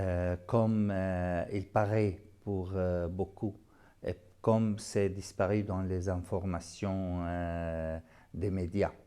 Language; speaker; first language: French; non-native, fluent; Arabic